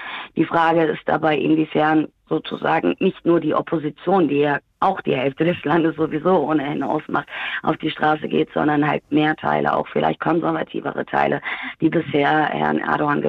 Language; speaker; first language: German; early bilingual, other home language; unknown